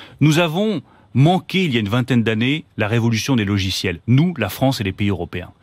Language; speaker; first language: French; native; French